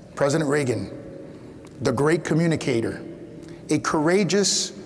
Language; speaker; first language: English; early bilingual, other home language; Spanish